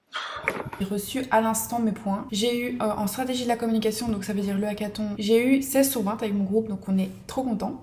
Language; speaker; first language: French; native; French